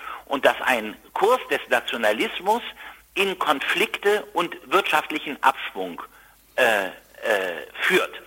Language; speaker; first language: German; native; German